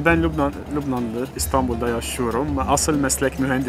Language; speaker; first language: Turkish; non-native, learner; Arabic